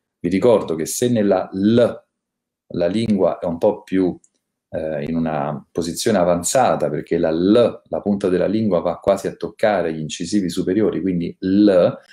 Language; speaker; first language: Italian; native; Italian